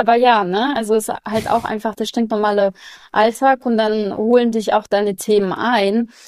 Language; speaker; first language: German; early bilingual, other home language; Russian